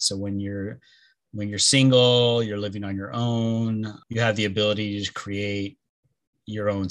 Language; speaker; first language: English; early bilingual, other home language; Spanish